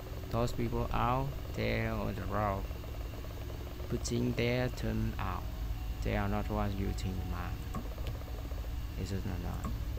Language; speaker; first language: English; non-native, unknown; Vietnamese